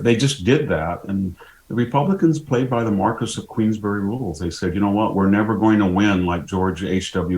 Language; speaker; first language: English; native; English